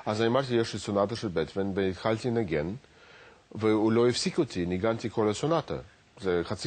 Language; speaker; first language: Hebrew; non-native, fluent; Russian